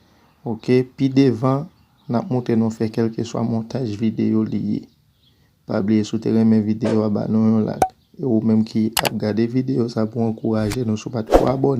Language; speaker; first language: French; non-native, learner; Haitian Creole